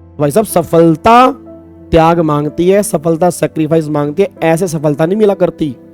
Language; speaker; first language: Hindi; native; Hindi